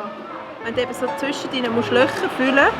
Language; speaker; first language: German; native; German